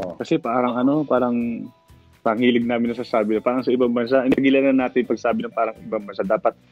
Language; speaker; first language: Filipino; native; Filipino